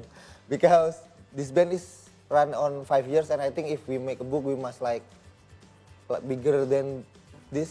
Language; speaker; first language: English; non-native, learner; Indonesian